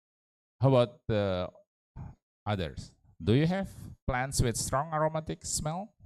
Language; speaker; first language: English; non-native, learner; Indonesian